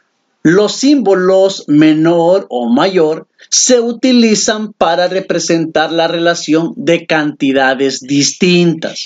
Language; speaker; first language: Spanish; native; Spanish